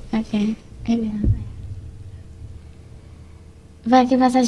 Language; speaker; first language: Indonesian; early bilingual, heritage; Indonesian